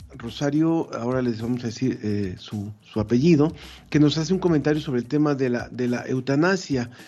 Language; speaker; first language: Spanish; native; Spanish